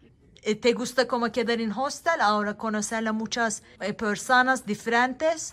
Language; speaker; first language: Spanish; non-native, learner; Turkish